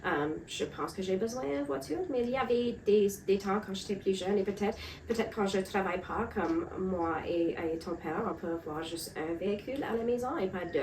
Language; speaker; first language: French; non-native, local second language; English